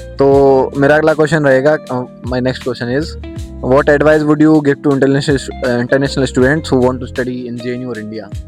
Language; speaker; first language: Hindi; native; Hindi